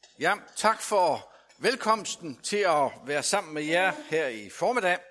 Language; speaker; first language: Danish; native; Danish